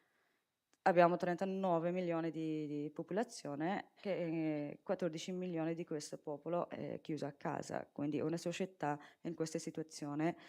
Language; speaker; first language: Italian; non-native, fluent; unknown